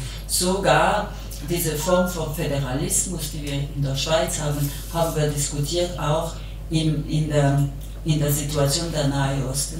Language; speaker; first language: German; non-native, local second language; French